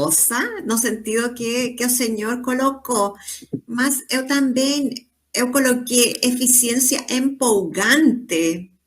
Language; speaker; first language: Portuguese; non-native, fluent; Spanish